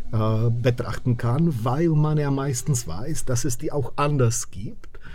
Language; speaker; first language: German; non-native, fluent; Czech